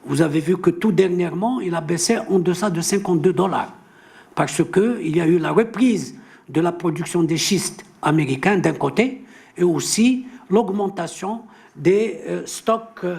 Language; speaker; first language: French; non-native, local second language; Arabic